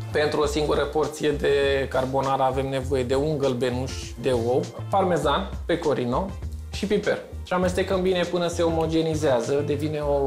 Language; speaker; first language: Romanian; native; Romanian